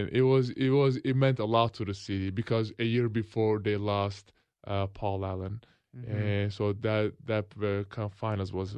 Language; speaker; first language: English; non-native, fluent; Turkish